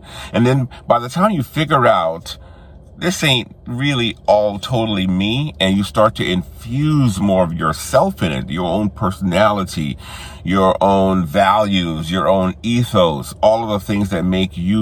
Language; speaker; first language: English; native; English